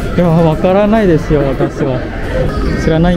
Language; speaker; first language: Japanese; non-native, fluent; Indonesian